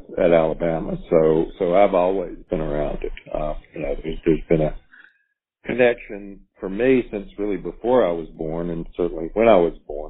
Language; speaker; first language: English; native; English